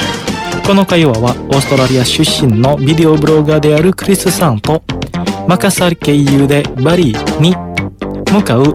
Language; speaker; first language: Japanese; non-native, fluent; Indonesian